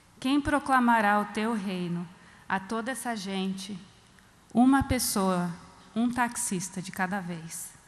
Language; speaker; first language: Portuguese; non-native, fluent; English